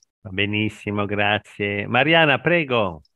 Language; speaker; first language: Italian; native; Italian